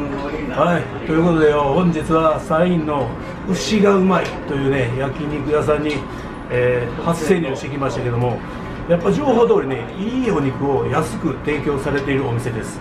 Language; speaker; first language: Japanese; native; Japanese